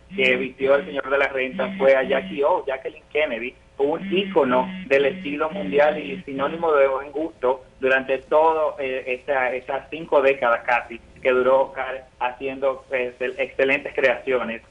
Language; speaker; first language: Spanish; native; Spanish